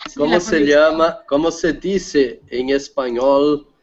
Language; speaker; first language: Spanish; non-native, learner; Portuguese